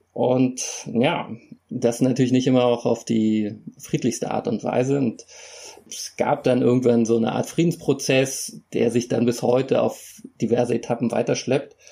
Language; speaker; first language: German; native; German